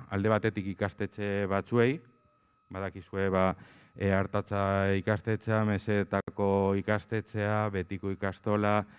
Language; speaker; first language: Basque; native; Basque